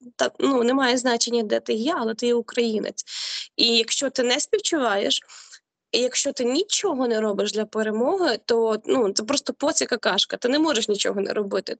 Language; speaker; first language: Ukrainian; native; Ukrainian